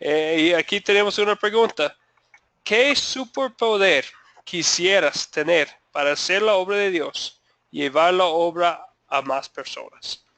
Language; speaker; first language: Spanish; non-native, fluent; English